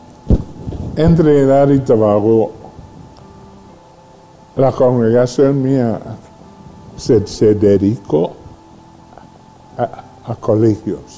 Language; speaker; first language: Spanish; non-native, fluent; English